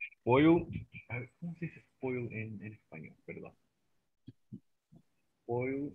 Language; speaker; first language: English; non-native, fluent; Spanish